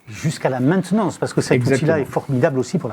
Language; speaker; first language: French; native; French